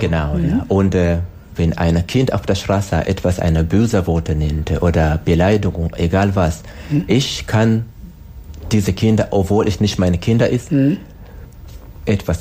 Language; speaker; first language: German; non-native, learner; Swahili